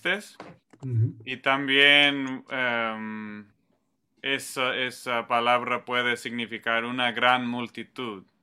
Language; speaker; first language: Spanish; non-native, fluent; English